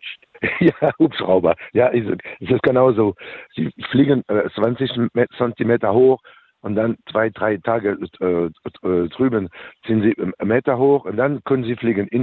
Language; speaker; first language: German; non-native, learner; French